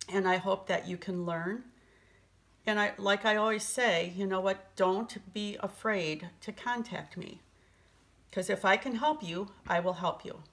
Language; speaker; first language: English; native; English